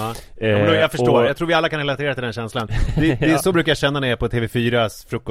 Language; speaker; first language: Swedish; native; Swedish